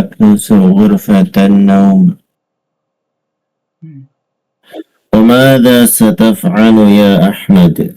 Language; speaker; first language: Arabic; non-native, learner; Indonesian